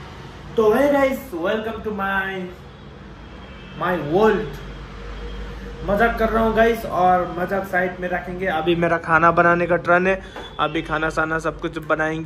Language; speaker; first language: Hindi; non-native, local second language; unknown